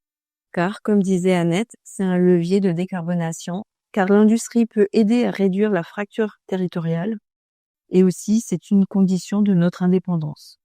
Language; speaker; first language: French; native; French